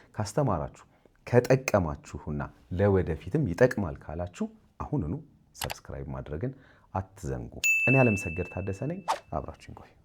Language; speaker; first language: Amharic; native; Amharic